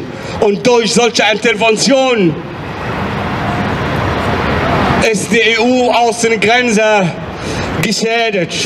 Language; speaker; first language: German; non-native, fluent; Arabic